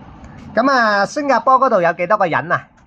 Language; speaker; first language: Cantonese; native; Cantonese